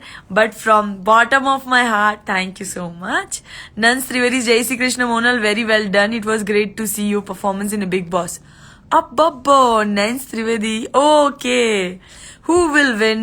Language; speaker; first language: Telugu; non-native, learner; Gujarati